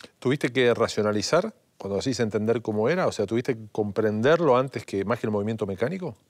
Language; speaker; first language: Spanish; native; Spanish